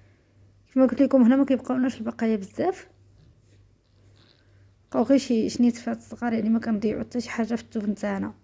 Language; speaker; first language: Arabic; native; Arabic